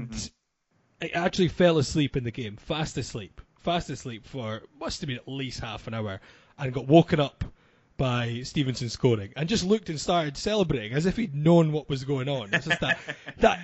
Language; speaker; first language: English; native; English